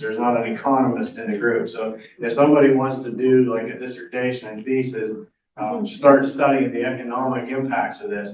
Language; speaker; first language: English; native; English